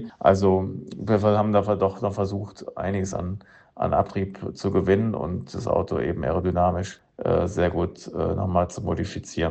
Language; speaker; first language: German; native; German